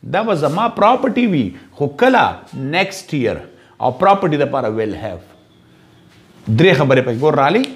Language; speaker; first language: English; non-native, local second language; Pashto